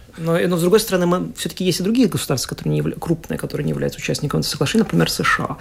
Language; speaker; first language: Russian; native; Russian